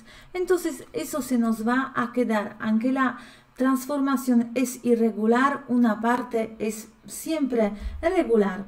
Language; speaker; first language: Spanish; non-native, fluent; Polish